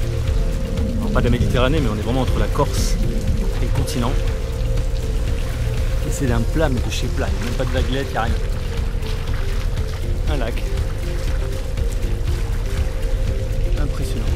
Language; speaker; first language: French; native; French